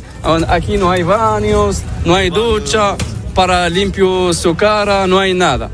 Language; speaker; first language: Spanish; non-native, learner; Arabic